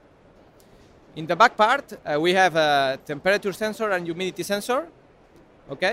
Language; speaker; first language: English; non-native, learner; Spanish